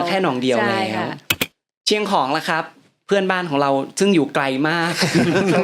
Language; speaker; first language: Thai; native; Thai